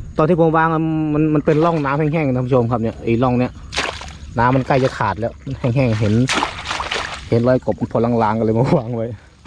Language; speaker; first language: Thai; native; Thai